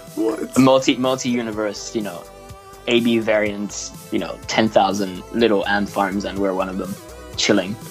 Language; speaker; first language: English; non-native, fluent; French